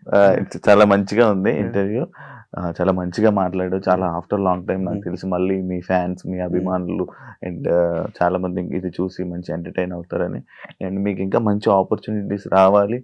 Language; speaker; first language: Telugu; native; Telugu